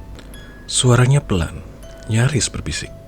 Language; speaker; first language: Indonesian; native; Indonesian